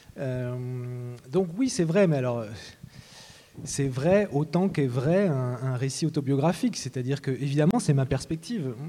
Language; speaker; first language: French; native; French